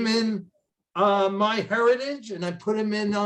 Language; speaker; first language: English; native; English